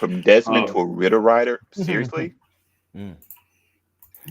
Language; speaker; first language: English; native; English